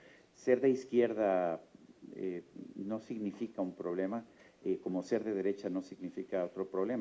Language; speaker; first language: Spanish; native; Spanish